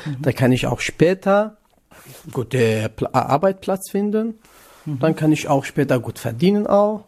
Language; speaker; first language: German; non-native, learner; Kurdish